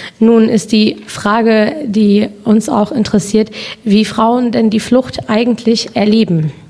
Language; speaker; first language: German; native; German